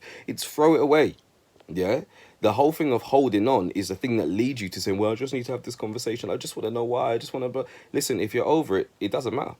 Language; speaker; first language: English; native; English